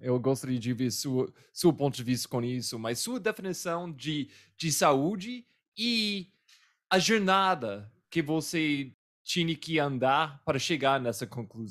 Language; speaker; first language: Portuguese; non-native, fluent; English